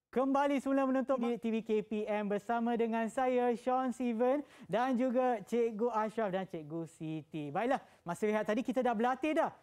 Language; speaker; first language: Malay; native; Malay